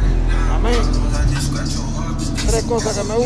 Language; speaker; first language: Spanish; native; Spanish